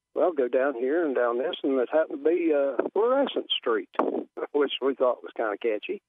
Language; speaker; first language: English; native; English